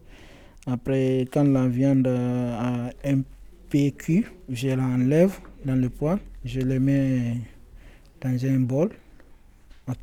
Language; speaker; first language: French; non-native, learner; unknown